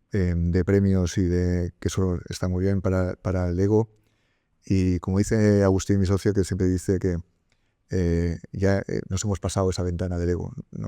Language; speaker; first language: Spanish; native; Spanish